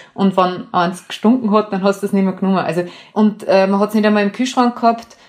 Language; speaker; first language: German; native; German